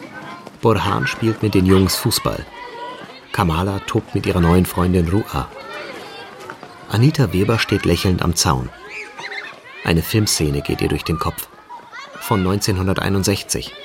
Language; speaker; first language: German; native; German